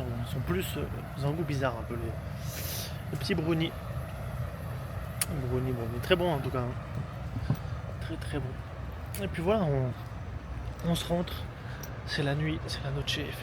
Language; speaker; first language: French; native; French